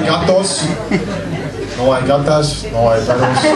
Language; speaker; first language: Spanish; non-native, learner; German